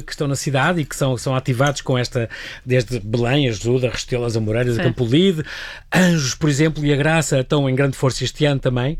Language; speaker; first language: Portuguese; native; Portuguese